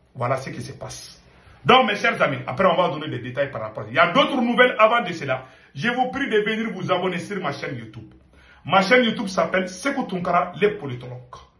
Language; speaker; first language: French; non-native, local second language; Bambara